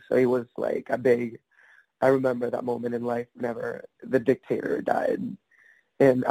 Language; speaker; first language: English; non-native, fluent; Spanish